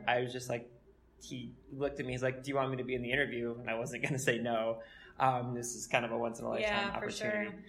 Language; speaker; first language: English; native; English